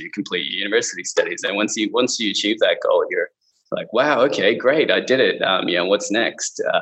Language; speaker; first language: English; non-native, local second language; Cantonese